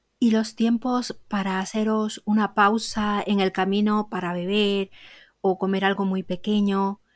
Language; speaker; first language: Spanish; native; Spanish